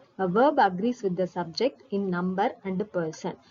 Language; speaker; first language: English; non-native, local second language; Tamil